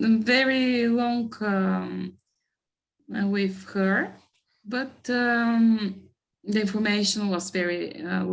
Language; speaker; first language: English; non-native, learner; Bulgarian